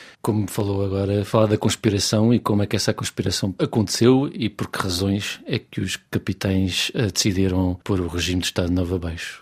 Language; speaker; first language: Portuguese; native; Portuguese